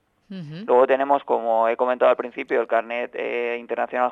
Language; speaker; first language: Spanish; native; Spanish